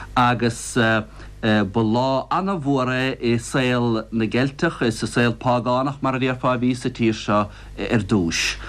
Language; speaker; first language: Irish; native; Irish